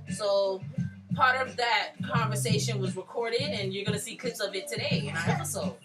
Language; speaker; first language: English; early bilingual, other home language; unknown